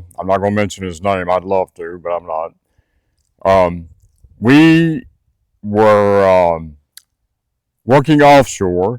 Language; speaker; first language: English; native; English